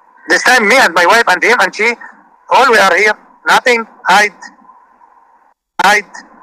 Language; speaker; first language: English; non-native, learner; Arabic